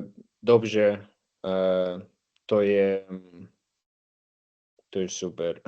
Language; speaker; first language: Czech; non-native, learner; English